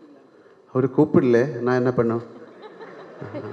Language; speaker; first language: Tamil; non-native, learner; Malayalam